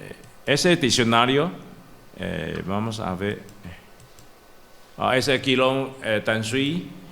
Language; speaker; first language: Spanish; non-native, learner; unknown